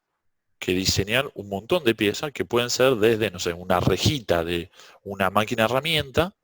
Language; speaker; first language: Spanish; native; Spanish